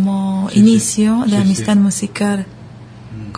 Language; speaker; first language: Spanish; non-native, learner; Japanese